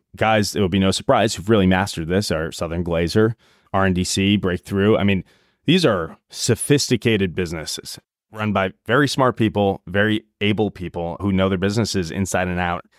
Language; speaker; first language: English; native; English